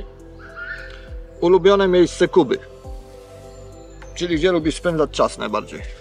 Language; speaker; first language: Polish; native; Polish